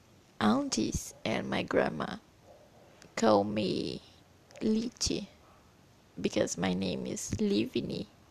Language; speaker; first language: English; non-native, learner; Portuguese